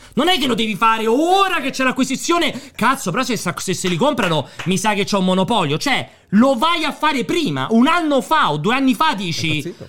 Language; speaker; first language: Italian; native; Italian